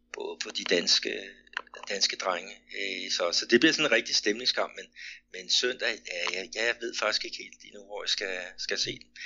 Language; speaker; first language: Danish; native; Danish